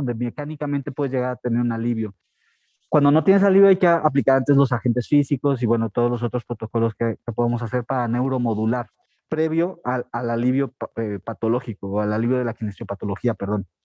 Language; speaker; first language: Spanish; native; Spanish